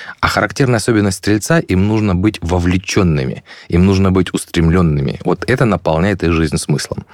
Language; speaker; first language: Russian; native; Russian